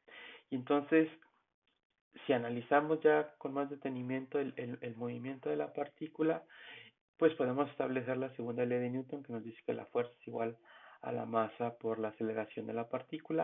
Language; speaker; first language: Spanish; native; Spanish